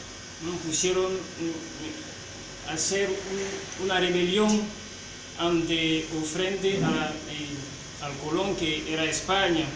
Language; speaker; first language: Spanish; non-native, fluent; French